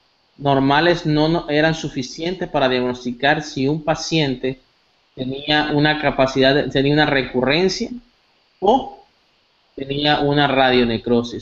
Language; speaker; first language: Spanish; native; Spanish